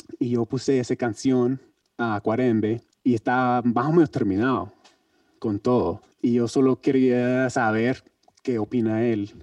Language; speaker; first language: Spanish; non-native, learner; English